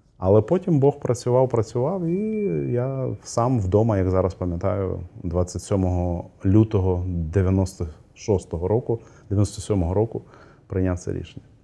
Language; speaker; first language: Ukrainian; non-native, local second language; Russian